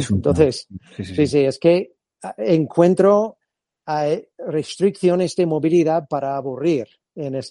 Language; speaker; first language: Spanish; non-native, fluent; English